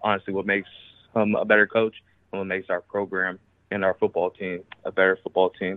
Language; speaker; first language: English; native; English